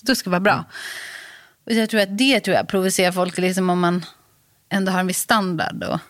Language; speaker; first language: Swedish; native; Swedish